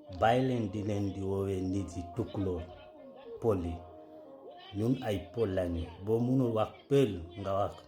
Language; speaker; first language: Wolof; non-native, local second language; Fula